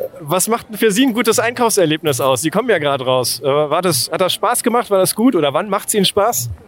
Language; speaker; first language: German; native; German